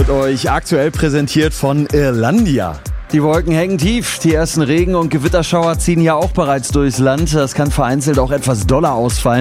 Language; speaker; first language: German; native; German